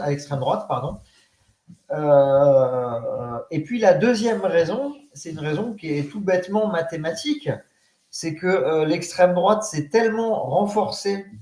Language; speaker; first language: French; native; French